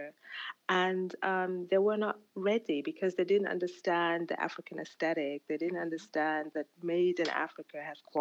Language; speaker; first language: English; non-native, local second language; Ganda